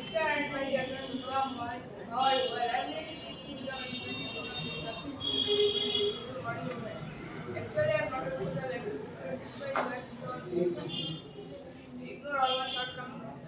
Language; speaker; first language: English; non-native, learner; Bangla